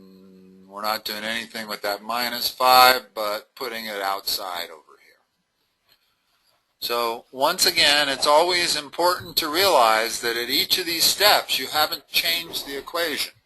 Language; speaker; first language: English; native; English